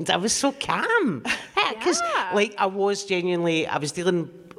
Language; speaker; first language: English; native; English